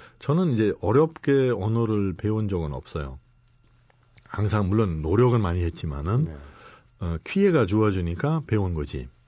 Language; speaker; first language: Korean; non-native, fluent; German